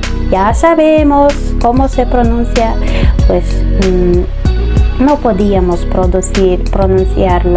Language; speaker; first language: Spanish; non-native, fluent; Russian